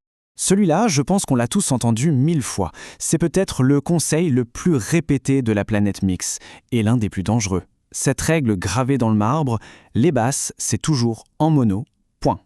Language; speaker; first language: French; native; French